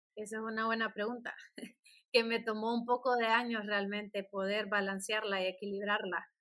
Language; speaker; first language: Spanish; native; Spanish